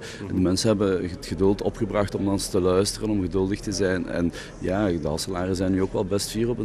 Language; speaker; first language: Dutch; native; Dutch